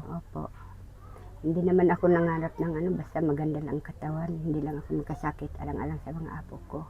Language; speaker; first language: Filipino; non-native, local second language; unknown